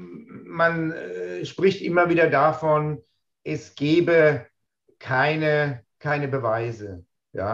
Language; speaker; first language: German; native; German